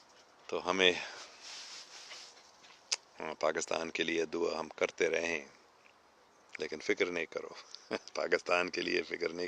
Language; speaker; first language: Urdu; non-native, fluent; English